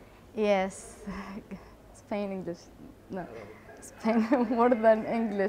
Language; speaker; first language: English; non-native, learner; Arabic